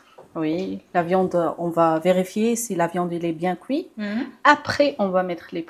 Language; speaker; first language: French; non-native, local second language; Arabic